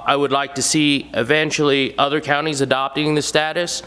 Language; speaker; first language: English; native; English